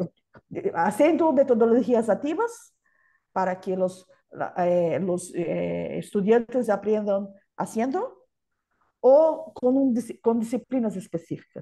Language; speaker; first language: Spanish; non-native, learner; Portuguese